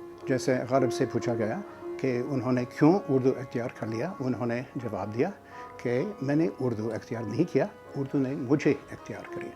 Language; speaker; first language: Urdu; non-native, fluent; English